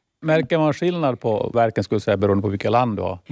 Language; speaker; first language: Swedish; native; Swedish